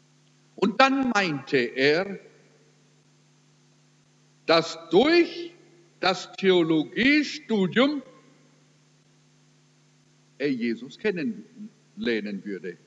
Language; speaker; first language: German; early bilingual, heritage; German